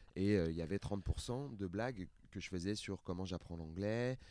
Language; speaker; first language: French; native; French